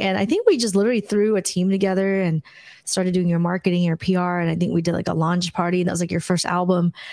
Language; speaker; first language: English; early bilingual, other home language; Khmer